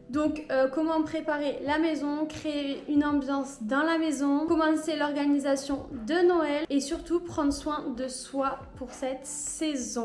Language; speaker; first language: French; native; French